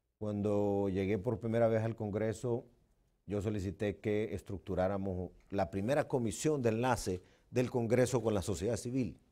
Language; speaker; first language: Spanish; native; Spanish